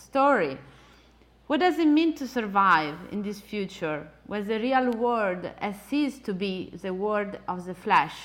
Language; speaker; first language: English; non-native, fluent; Italian